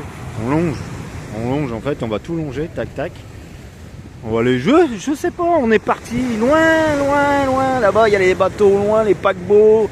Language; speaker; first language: French; native; French